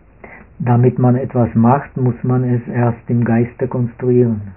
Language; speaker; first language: German; non-native, fluent; Czech